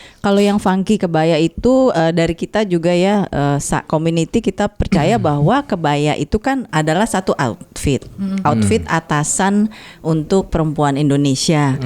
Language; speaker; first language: Indonesian; native; Indonesian